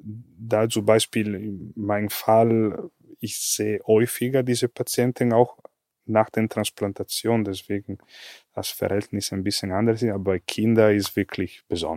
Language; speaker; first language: German; non-native, fluent; Italian